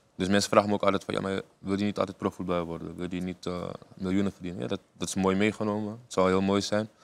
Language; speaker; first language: Dutch; native; Dutch